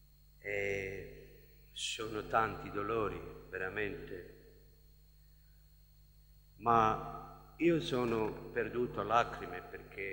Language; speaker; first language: Italian; non-native, learner; Bosnian